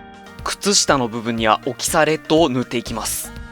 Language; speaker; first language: Japanese; native; Japanese